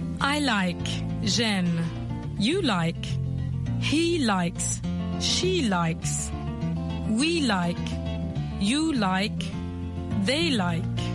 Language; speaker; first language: English; non-native, fluent; French